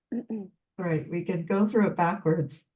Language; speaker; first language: English; native; English